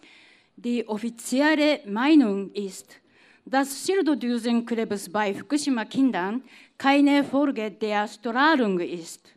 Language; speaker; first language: German; non-native, fluent; Japanese